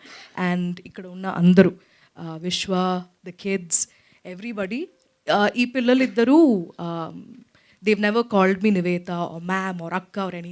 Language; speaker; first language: Telugu; non-native, fluent; Malayalam